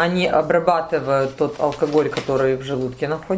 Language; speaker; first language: Russian; native; Russian